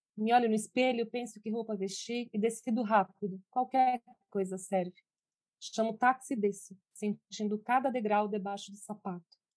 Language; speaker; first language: Portuguese; early bilingual, other home language; Spanish